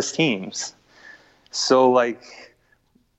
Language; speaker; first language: English; native; English